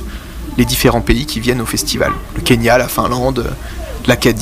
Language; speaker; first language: French; native; French